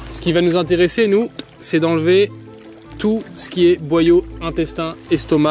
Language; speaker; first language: French; native; French